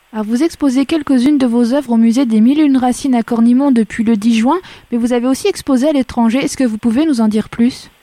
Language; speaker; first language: French; native; French